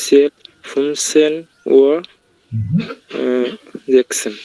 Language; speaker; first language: German; non-native, learner; Bangla